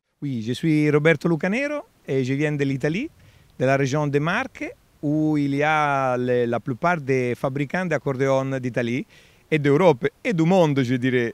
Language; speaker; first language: French; non-native, fluent; Italian